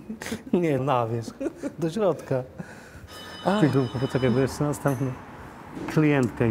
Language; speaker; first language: Polish; native; Polish